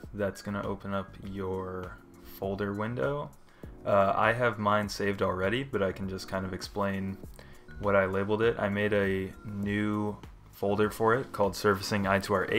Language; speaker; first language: English; native; English